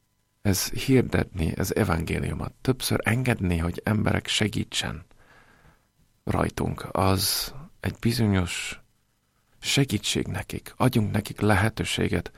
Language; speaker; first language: Hungarian; non-native, fluent; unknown